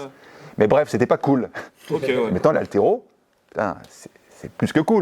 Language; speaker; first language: French; native; French